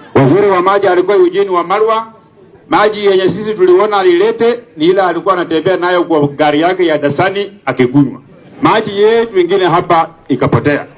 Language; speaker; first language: Swahili; non-native, local second language; Luyia